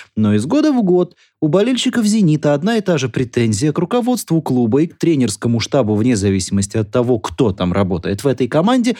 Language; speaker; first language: Russian; native; Russian